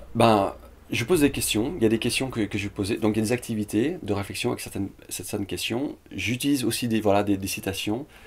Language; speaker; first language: French; early bilingual, other home language; Vietnamese